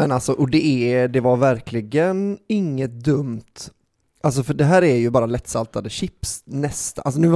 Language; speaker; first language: Swedish; native; Swedish